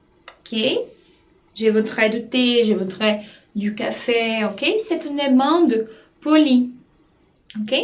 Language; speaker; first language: French; non-native, fluent; Portuguese